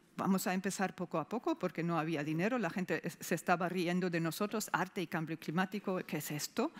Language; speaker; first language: Spanish; non-native, fluent; German